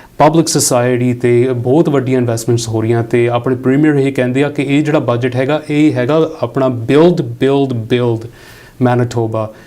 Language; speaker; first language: Punjabi; early bilingual, heritage; Punjabi